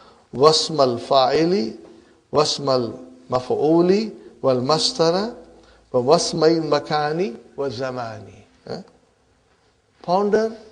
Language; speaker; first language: Arabic; non-native, fluent; English